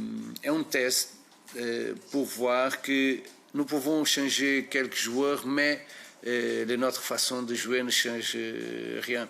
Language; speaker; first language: French; non-native, fluent; Portuguese